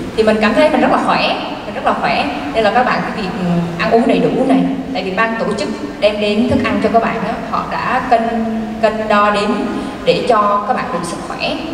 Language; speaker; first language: Vietnamese; non-native, local second language; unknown